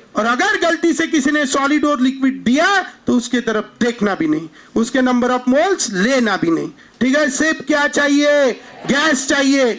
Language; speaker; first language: Hindi; non-native, local second language; Marathi